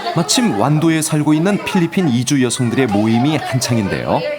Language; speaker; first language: Korean; native; Korean